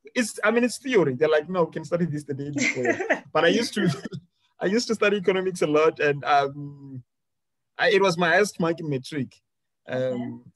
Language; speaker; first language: English; non-native, local second language; Venda